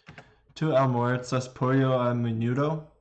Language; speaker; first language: Spanish; non-native, learner; English